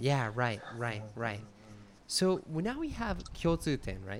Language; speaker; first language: English; native; English